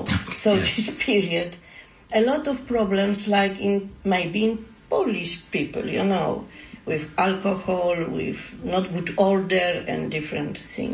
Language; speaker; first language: English; non-native, learner; Polish